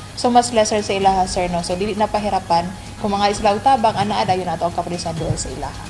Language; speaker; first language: Cebuano; native; Cebuano